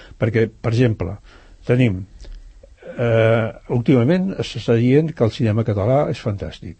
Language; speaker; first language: Catalan; native; Catalan